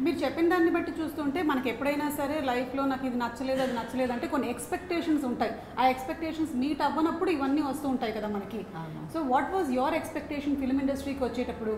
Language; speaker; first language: Telugu; native; Telugu